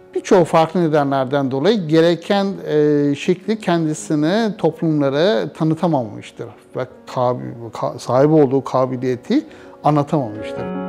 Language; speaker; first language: Turkish; non-native, fluent; Persian